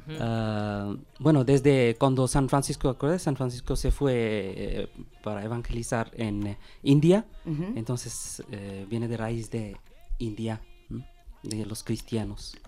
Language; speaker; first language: Spanish; non-native, learner; Bangla